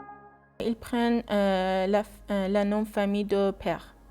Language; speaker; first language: French; non-native, learner; Persian